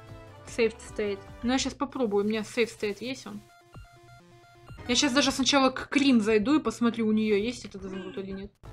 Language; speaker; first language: Russian; native; Russian